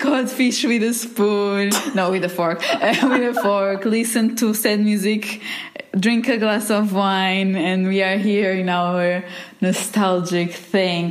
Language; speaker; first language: English; non-native, fluent; Portuguese